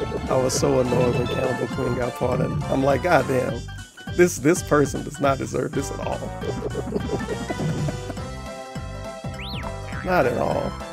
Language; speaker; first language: English; native; English